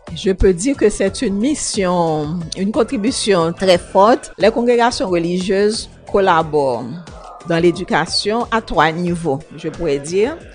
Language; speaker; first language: French; non-native, local second language; Haitian Creole